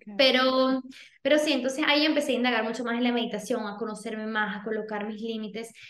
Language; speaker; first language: Spanish; early bilingual, other home language; Portuguese